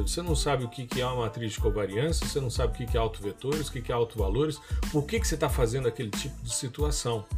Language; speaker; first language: Portuguese; native; Portuguese